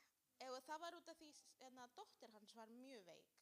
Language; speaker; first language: Icelandic; non-native, learner; Spanish